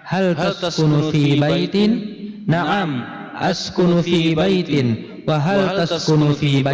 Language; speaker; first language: Arabic; non-native, learner; Indonesian